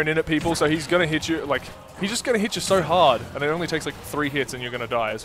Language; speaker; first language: English; native; English